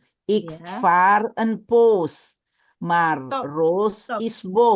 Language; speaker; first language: Dutch; non-native, learner; Indonesian